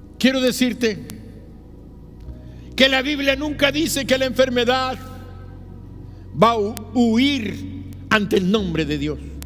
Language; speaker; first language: Spanish; native; Spanish